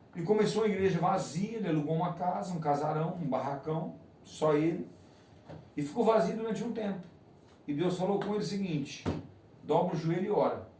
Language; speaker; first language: Portuguese; native; Portuguese